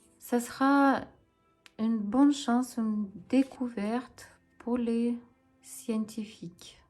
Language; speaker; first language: French; non-native, fluent; Ukrainian